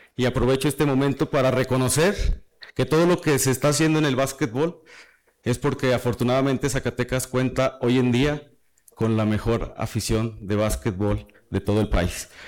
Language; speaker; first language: Spanish; native; Spanish